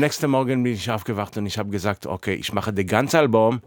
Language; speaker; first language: German; non-native, fluent; Hebrew